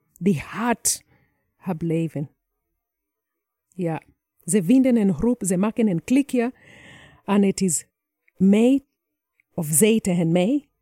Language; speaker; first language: Dutch; non-native, fluent; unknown